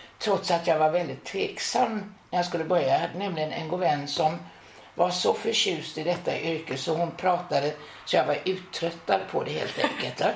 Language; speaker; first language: Swedish; native; Swedish